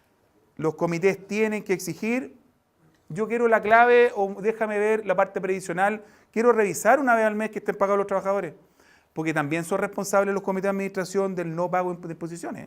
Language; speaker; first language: Spanish; native; Spanish